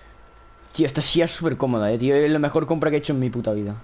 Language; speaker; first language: Spanish; native; Spanish